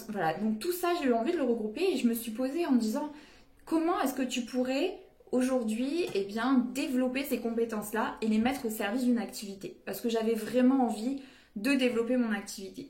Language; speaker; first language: French; native; French